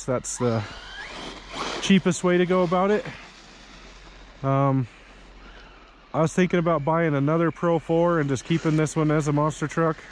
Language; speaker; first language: English; native; English